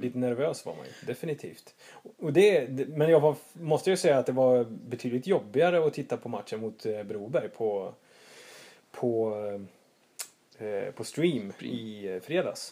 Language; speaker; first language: Swedish; native; Swedish